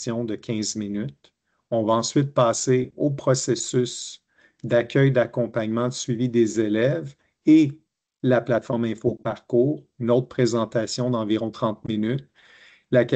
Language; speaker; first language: French; native; French